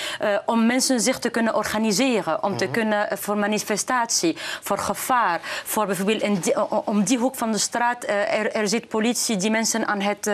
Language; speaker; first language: Dutch; non-native, fluent; Arabic